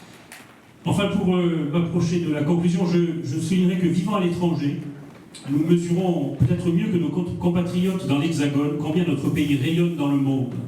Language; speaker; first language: French; native; French